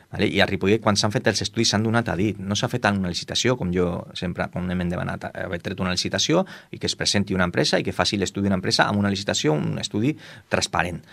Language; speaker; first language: Catalan; non-native, local second language; Spanish